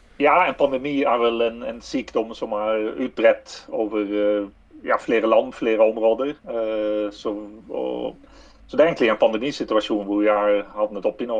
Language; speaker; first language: Norwegian; non-native, fluent; Dutch